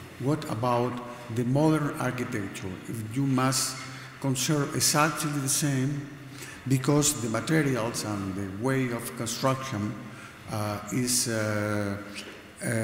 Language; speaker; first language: English; non-native, learner; Spanish